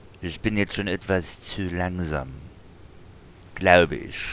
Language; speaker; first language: German; native; German